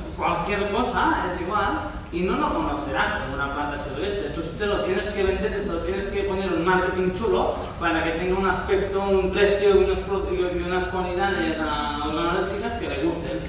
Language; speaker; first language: Spanish; non-native, local second language; Catalan